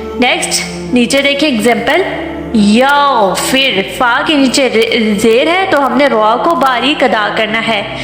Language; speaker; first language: Urdu; non-native, local second language; Punjabi